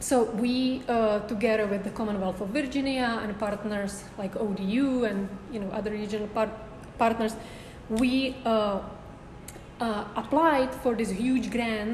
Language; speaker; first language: English; non-native, fluent; Czech